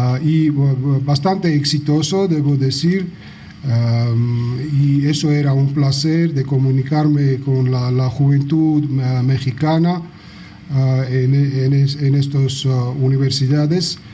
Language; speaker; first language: Spanish; non-native, fluent; Georgian